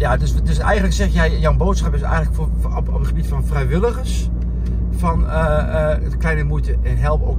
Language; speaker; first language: Dutch; native; Dutch